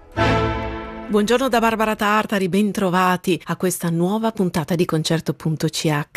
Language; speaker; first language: Italian; native; Italian